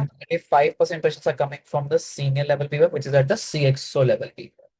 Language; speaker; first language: English; non-native, local second language; Hindi